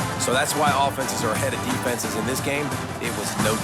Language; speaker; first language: English; native; English